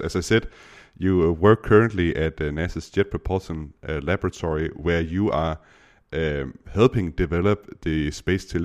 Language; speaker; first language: English; non-native, fluent; Danish